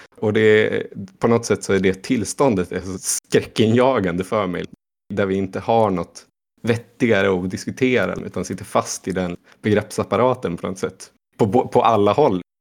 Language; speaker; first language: Swedish; native; Swedish